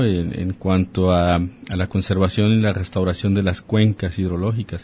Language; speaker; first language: Spanish; native; Spanish